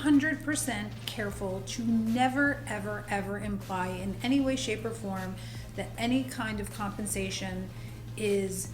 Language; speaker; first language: English; native; English